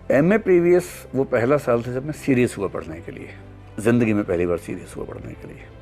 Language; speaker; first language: Hindi; native; Hindi